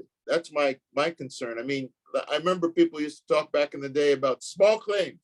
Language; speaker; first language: English; native; English